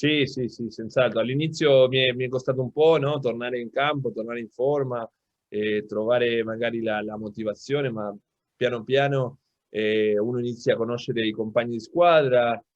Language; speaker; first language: Italian; non-native, local second language; Spanish